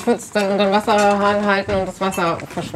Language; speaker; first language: German; native; German